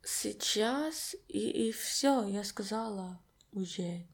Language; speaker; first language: Russian; non-native, learner; English